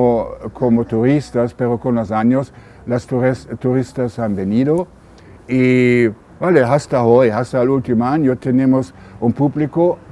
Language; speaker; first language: Spanish; non-native, learner; German